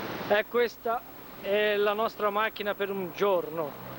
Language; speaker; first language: Italian; non-native, learner; Portuguese